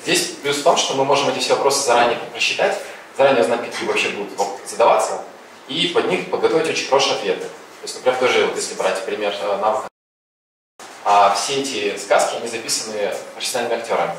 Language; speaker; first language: Russian; native; Russian